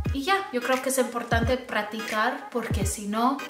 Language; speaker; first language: Spanish; early bilingual, other home language; English